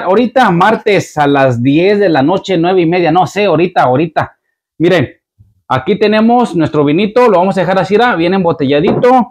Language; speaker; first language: Spanish; native; Spanish